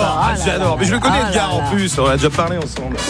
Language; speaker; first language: French; native; French